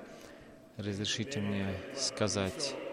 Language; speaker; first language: Russian; non-native, fluent; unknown